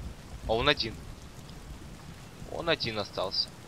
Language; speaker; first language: Russian; native; Russian